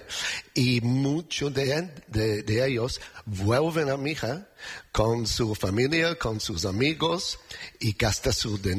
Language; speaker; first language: Spanish; non-native, fluent; English